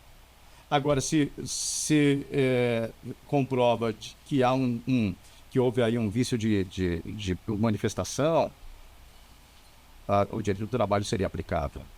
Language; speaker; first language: Portuguese; native; Portuguese